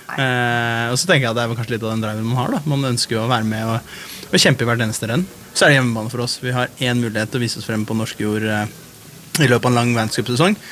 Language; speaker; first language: Norwegian; native; Norwegian